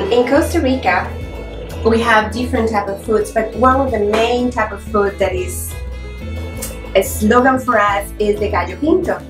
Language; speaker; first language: English; non-native, fluent; Spanish